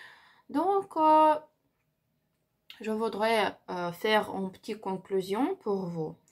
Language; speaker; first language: French; non-native, learner; Ukrainian